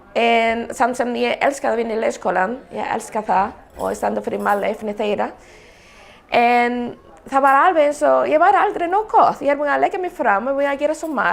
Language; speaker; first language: Icelandic; non-native, fluent; Spanish